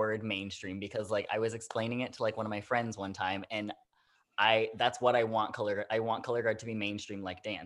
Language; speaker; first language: English; native; English